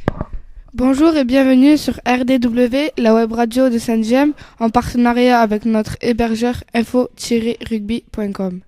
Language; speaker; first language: French; native; French